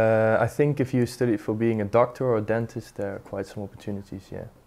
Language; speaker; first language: English; non-native, fluent; Dutch